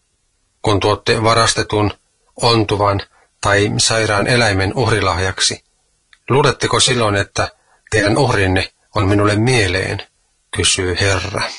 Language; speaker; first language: Finnish; native; Finnish